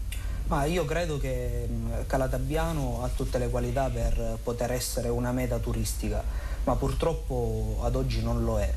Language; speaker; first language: Italian; native; Italian